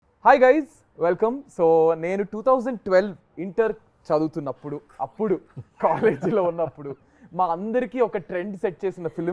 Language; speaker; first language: Telugu; native; Telugu